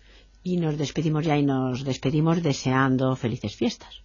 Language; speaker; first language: Spanish; native; Spanish